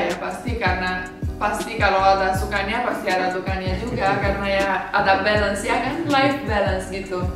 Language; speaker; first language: Indonesian; non-native, fluent; Romanian